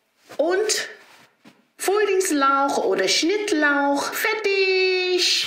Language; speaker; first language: German; non-native, learner; Chinese